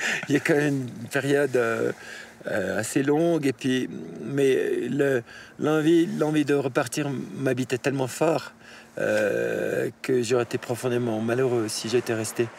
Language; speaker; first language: French; native; French